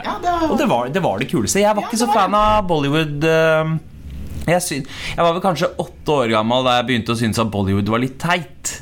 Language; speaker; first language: Norwegian; early bilingual, other home language; Punjabi